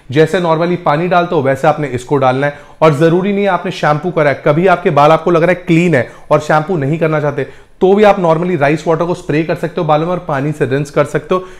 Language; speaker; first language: Hindi; native; Hindi